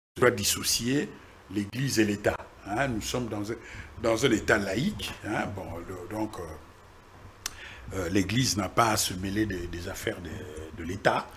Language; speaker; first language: French; non-native, local second language; Lingala